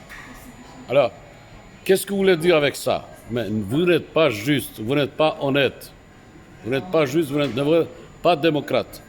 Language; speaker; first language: French; non-native, fluent; Turkish